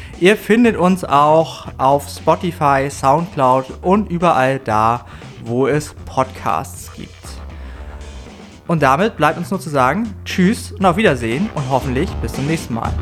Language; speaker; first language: German; native; German